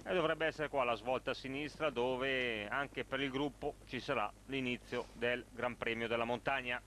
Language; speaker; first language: Italian; native; Italian